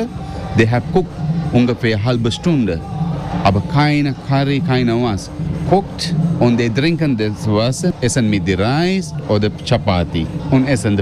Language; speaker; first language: German; non-native, learner; Sinhala